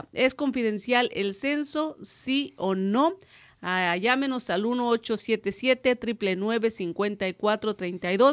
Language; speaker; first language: Spanish; native; Spanish